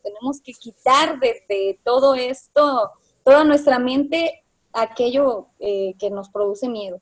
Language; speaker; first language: Spanish; native; Spanish